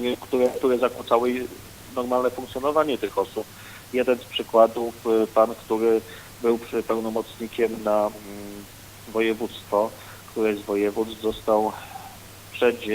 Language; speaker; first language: Polish; native; Polish